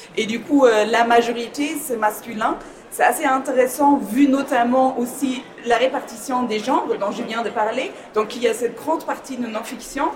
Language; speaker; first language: French; non-native, fluent; German